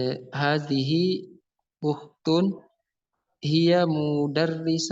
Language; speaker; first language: Arabic; non-native, learner; Indonesian